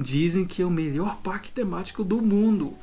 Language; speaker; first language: Portuguese; non-native, fluent; English